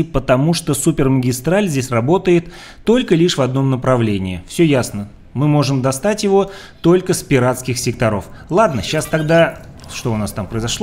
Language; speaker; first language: Russian; native; Russian